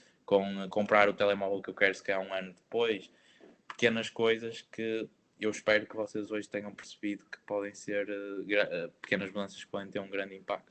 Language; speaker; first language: Portuguese; native; Portuguese